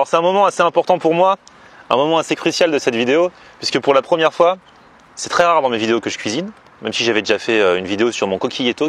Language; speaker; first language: French; native; French